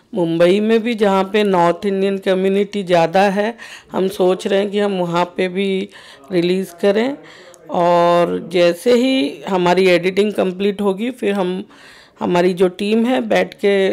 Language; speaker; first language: Hindi; native; Hindi